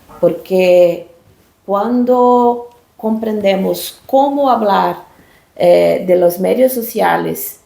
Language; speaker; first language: Spanish; non-native, learner; Portuguese